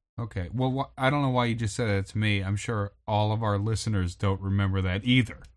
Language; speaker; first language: English; native; English